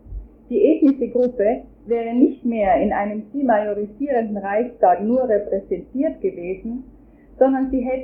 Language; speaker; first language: German; native; German